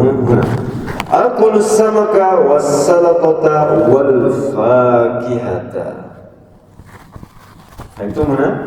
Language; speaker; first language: Arabic; non-native, fluent; Indonesian